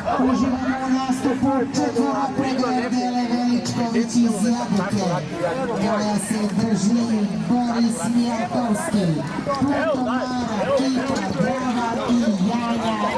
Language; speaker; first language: Bosnian; native; Bosnian